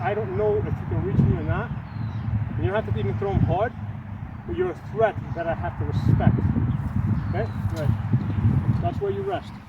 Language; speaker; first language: English; native; English